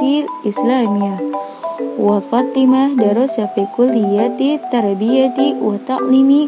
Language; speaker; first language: Arabic; non-native, learner; Indonesian